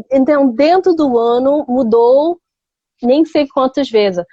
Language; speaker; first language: Portuguese; non-native, fluent; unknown